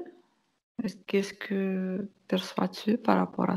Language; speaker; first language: French; non-native, fluent; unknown